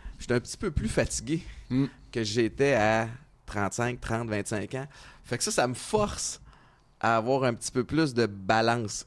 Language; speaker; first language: French; native; French